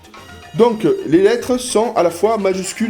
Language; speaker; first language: French; native; French